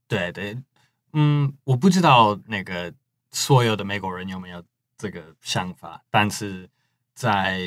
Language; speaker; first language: Chinese; non-native, fluent; English